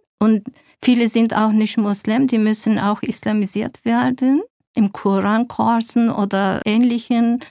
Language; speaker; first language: German; non-native, fluent; Zaza